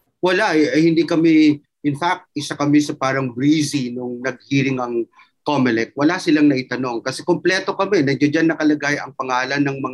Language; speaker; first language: Filipino; non-native, local second language; Waray